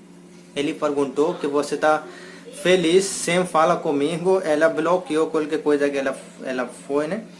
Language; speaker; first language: Portuguese; non-native, learner; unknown